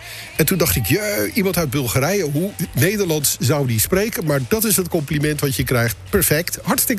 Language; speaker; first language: Dutch; native; Dutch